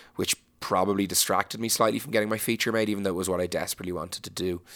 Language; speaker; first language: English; native; English